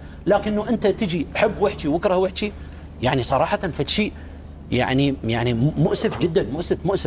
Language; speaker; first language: Arabic; native; Arabic